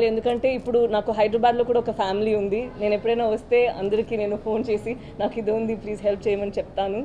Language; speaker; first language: Telugu; non-native, local second language; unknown